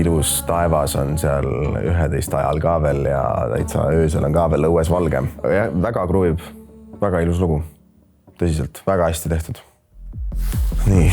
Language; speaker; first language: Estonian; native; Estonian